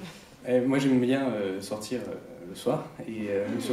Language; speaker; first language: French; early bilingual, other home language; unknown